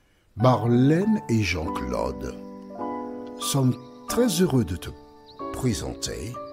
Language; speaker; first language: French; native; French